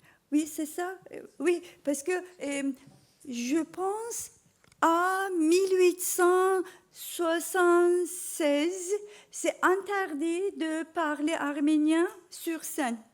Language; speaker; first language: French; non-native, learner; Turkish